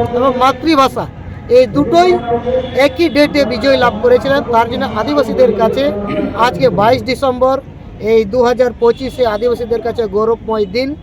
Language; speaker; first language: Bangla; non-native, local second language; Santali